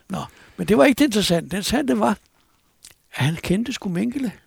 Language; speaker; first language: Danish; native; Danish